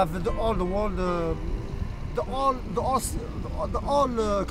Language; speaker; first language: English; non-native, learner; Arabic